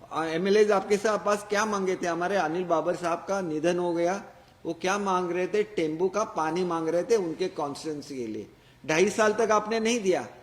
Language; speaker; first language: Hindi; non-native, local second language; Marathi